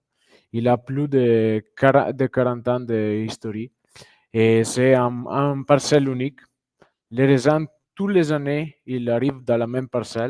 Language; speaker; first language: French; non-native, fluent; Italian